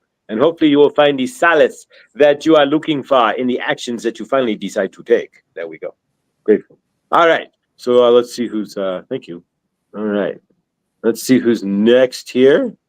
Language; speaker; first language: English; native; English